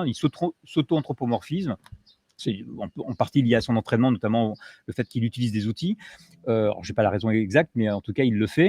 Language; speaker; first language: French; native; French